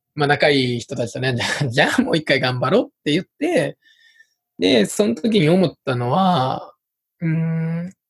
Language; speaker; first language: Japanese; native; Japanese